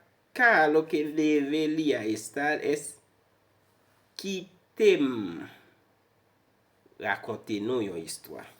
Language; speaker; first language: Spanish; non-native, fluent; Haitian Creole